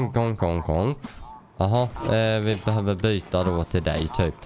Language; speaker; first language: Swedish; native; Swedish